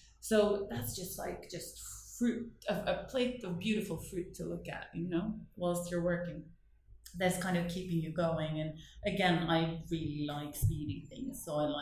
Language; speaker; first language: English; non-native, fluent; Norwegian